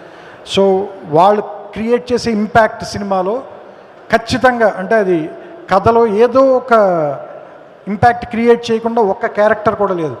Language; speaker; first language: Telugu; native; Telugu